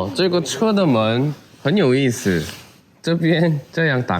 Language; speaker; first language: Chinese; non-native, learner; Korean